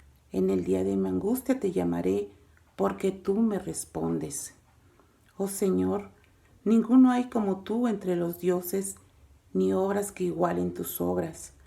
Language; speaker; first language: Spanish; native; Spanish